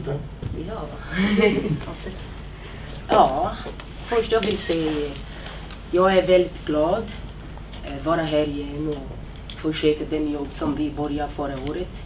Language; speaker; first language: Swedish; non-native, fluent; Portuguese